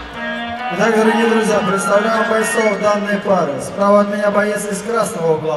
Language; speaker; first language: Russian; native; Russian